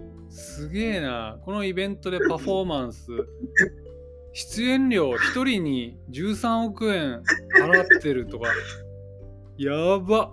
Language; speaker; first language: Japanese; native; Japanese